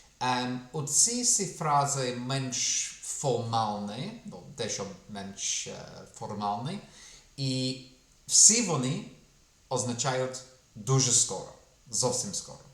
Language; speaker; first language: Ukrainian; non-native, fluent; English